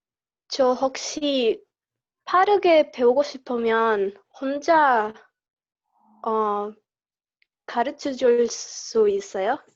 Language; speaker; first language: Korean; non-native, learner; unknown